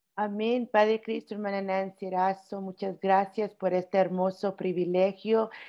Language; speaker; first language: Spanish; early bilingual, heritage; Spanish